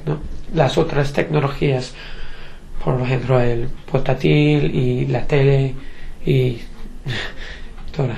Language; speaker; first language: Spanish; non-native, learner; English